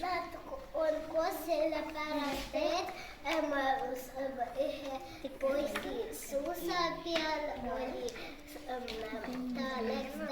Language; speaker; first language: Estonian; non-native, local second language; Russian